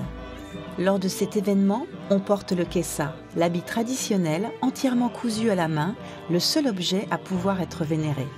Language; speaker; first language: French; native; French